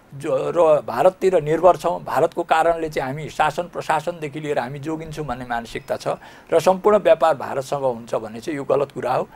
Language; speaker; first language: Nepali; native; Nepali